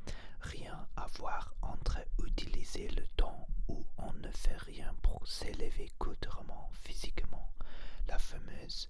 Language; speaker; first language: French; non-native, learner; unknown